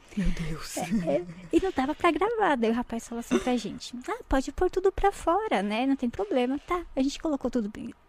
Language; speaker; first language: Portuguese; native; Portuguese